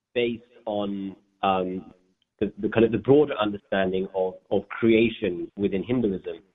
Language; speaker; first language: English; native; English